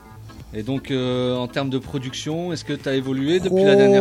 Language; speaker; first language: French; native; French